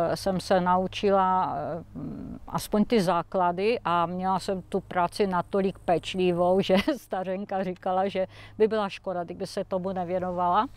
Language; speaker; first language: Czech; native; Czech